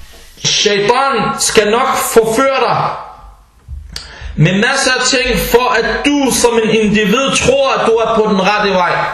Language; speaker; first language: Danish; early bilingual, other home language; Arabic